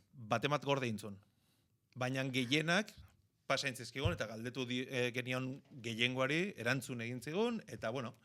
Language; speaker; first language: Basque; native; Basque